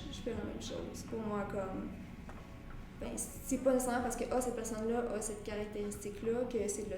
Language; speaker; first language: French; native; French